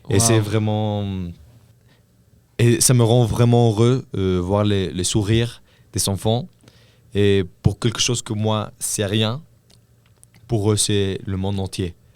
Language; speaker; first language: French; non-native, fluent; Spanish